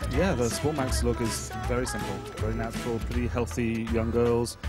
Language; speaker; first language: English; non-native, fluent; Russian